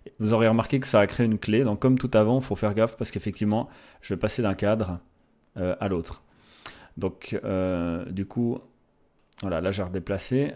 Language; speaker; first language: French; native; French